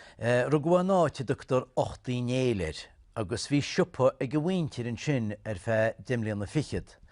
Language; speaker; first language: Irish; native; Irish